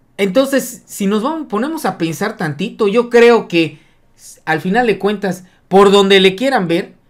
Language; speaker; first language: Spanish; native; Spanish